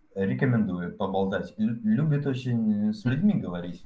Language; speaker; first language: Russian; native; Russian